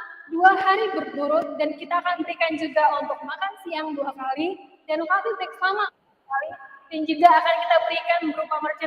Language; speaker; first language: Indonesian; native; Indonesian